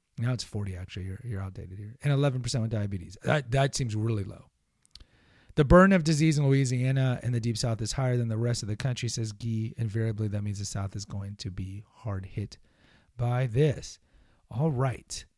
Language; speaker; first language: English; native; English